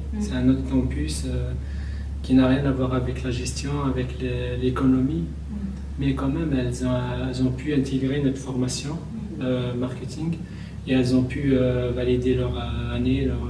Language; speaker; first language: French; non-native, local second language; Kabyle